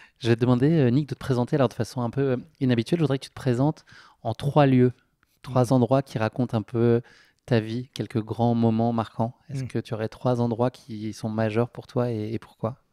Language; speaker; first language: French; native; French